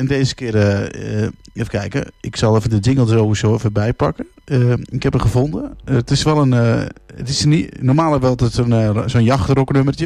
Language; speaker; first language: Dutch; native; Dutch